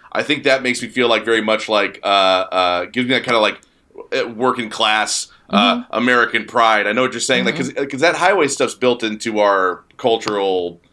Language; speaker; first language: English; native; English